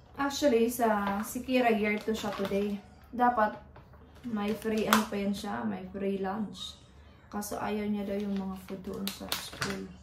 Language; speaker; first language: Filipino; native; Filipino